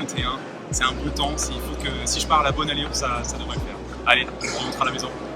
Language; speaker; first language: French; native; French